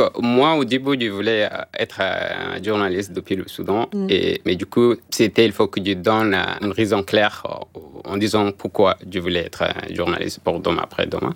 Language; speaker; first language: French; non-native, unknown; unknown